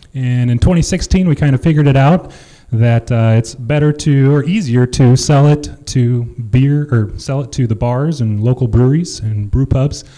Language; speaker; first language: English; native; English